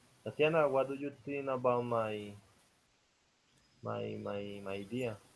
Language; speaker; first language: English; non-native, learner; Spanish